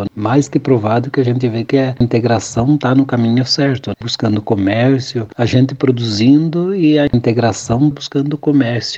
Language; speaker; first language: Portuguese; native; Portuguese